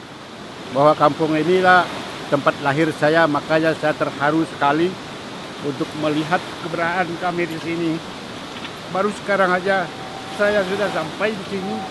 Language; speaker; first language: Indonesian; non-native, local second language; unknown